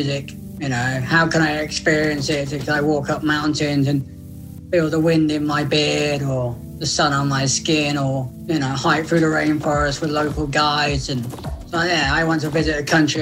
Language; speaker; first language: English; native; English